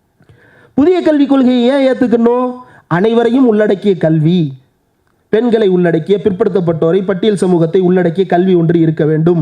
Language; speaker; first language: Tamil; native; Tamil